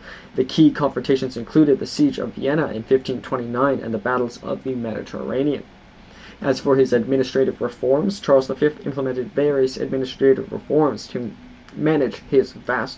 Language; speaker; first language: English; native; English